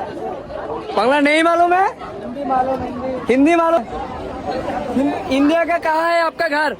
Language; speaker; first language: Hindi; non-native, learner; Bangla